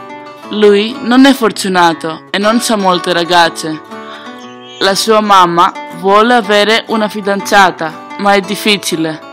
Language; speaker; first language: Italian; non-native, learner; English